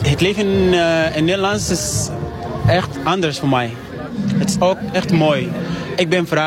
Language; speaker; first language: Dutch; non-native, fluent; Arabic